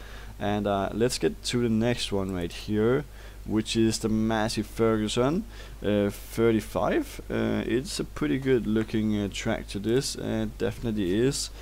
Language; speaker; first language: English; non-native, fluent; Danish